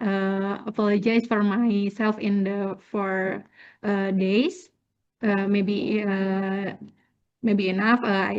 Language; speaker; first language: English; non-native, learner; Indonesian